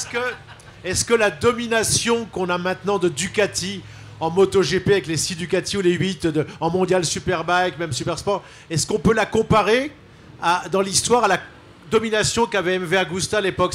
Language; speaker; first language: French; native; French